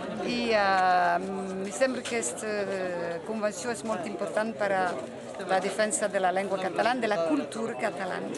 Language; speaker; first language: Catalan; non-native, learner; French